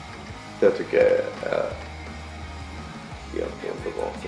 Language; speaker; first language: Swedish; native; Swedish